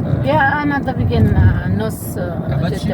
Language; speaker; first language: Arabic; non-native, learner; Filipino